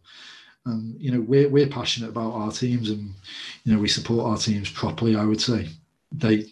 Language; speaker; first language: English; native; English